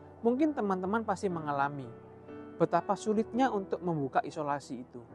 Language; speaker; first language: Indonesian; native; Indonesian